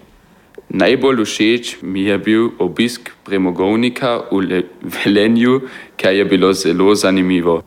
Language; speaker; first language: Slovenian; non-native, learner; German